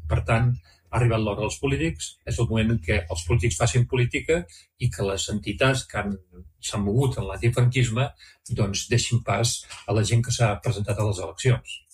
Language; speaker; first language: Catalan; native; Catalan